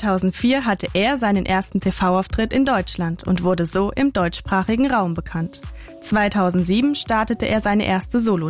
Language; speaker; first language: German; native; German